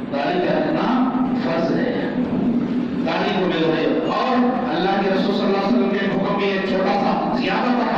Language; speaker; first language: Urdu; native; Urdu